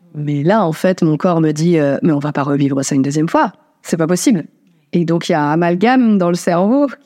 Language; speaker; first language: French; native; French